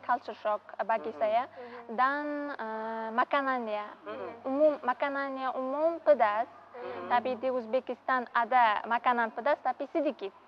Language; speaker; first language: Indonesian; non-native, learner; Uzbek